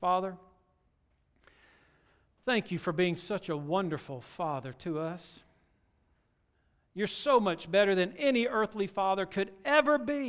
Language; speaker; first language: English; native; English